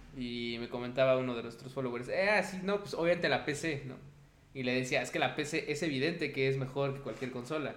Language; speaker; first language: Spanish; native; Spanish